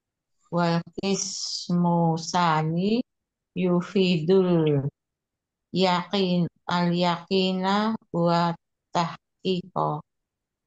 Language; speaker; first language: Arabic; non-native, learner; Indonesian